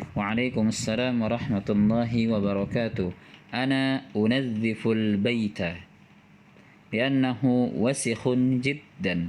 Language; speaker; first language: Arabic; non-native, fluent; Indonesian